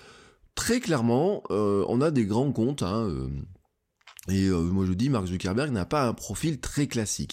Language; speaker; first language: French; native; French